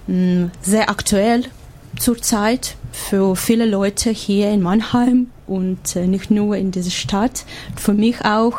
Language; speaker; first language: German; non-native, learner; Ukrainian